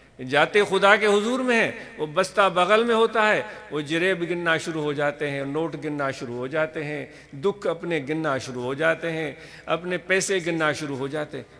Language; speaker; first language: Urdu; non-native, local second language; Sindhi